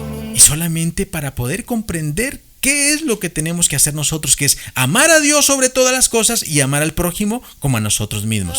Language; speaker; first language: Spanish; native; Spanish